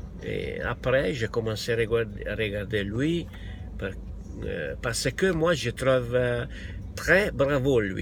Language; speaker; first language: French; non-native, learner; Italian